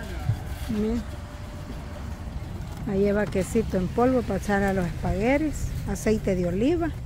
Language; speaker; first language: Spanish; native; Spanish